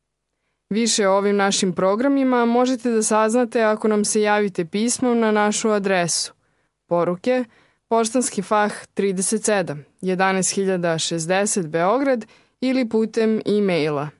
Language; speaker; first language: Serbian; native; Serbian